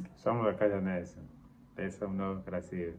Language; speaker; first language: Bulgarian; non-native, learner; Portuguese